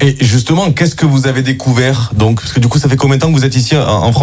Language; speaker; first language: French; native; French